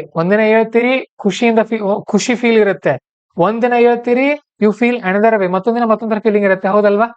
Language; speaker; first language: Kannada; native; Kannada